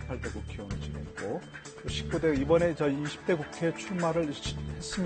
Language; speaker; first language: Korean; native; Korean